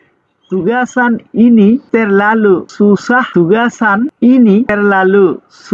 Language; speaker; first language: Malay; non-native, fluent; Bangla